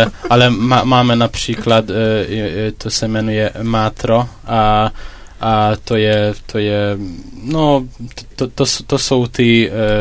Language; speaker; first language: Czech; non-native, fluent; Hungarian